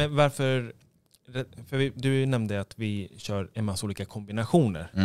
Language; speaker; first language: Swedish; native; Swedish